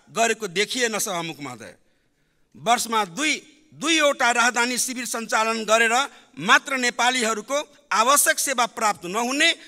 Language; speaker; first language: Nepali; non-native, local second language; Maithili